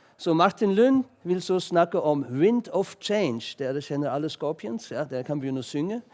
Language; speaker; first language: Norwegian; non-native, fluent; German